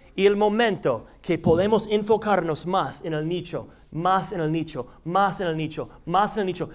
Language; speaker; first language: Spanish; non-native, fluent; English